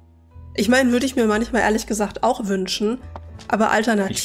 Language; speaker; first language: German; native; German